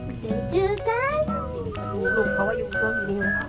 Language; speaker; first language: Thai; native; Thai